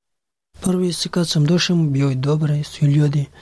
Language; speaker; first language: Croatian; non-native, learner; Pashto